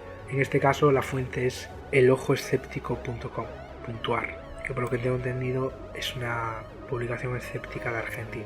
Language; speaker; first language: Spanish; native; Spanish